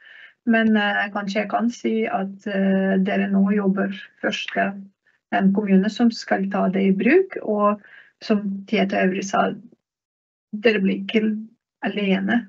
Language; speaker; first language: Norwegian; non-native, fluent; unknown